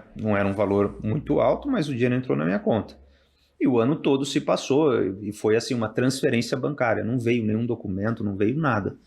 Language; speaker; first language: Portuguese; native; Portuguese